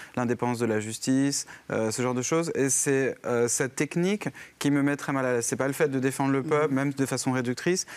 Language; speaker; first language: French; native; French